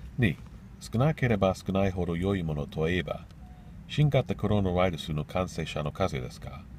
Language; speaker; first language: Japanese; non-native, learner; English